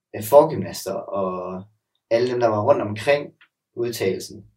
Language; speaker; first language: Danish; native; Danish